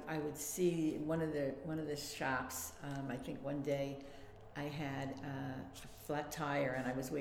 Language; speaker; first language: English; native; English